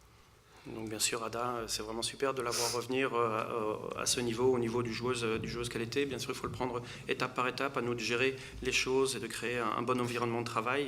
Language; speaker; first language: French; native; French